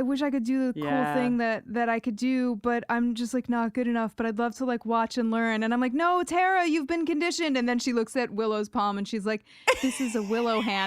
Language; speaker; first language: English; native; English